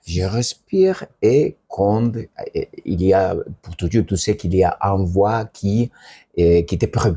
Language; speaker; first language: French; non-native, learner; Spanish